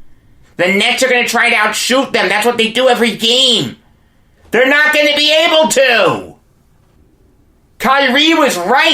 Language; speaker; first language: English; native; English